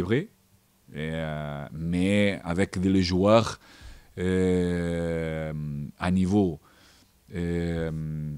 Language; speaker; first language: French; non-native, fluent; Portuguese